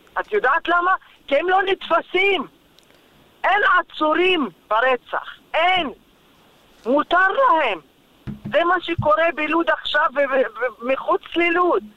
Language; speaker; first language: Hebrew; non-native, local second language; Arabic